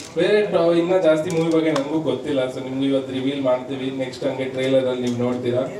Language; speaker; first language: Kannada; non-native, local second language; Marwari